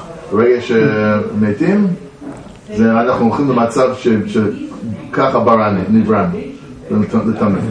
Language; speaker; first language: Hebrew; non-native, fluent; English